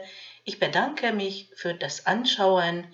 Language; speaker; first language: German; non-native, fluent; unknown